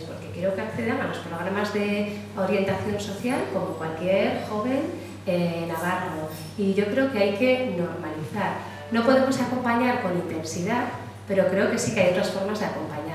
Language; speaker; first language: Spanish; native; Spanish